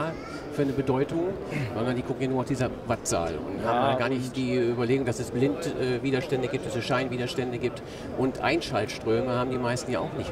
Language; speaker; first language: German; native; German